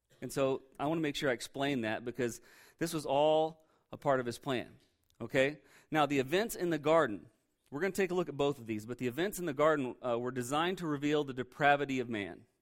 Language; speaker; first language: English; native; English